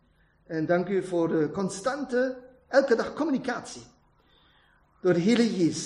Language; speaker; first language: Dutch; non-native, learner; German